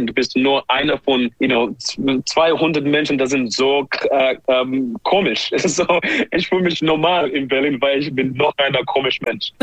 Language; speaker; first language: German; non-native, learner; English